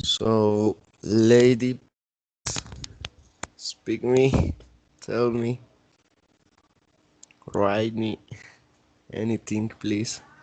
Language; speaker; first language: English; non-native, learner; Spanish